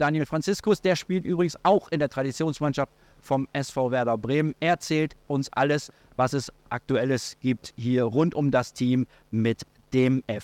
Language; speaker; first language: German; native; German